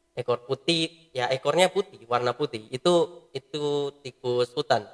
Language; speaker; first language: Indonesian; native; Indonesian